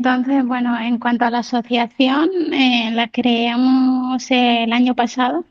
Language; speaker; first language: Spanish; non-native, fluent; Arabic